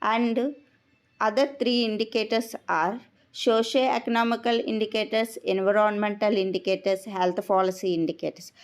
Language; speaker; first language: English; non-native, local second language; Telugu